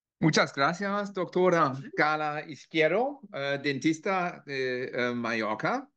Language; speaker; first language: Spanish; non-native, learner; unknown